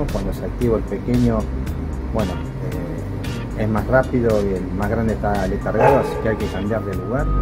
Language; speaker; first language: Spanish; native; Spanish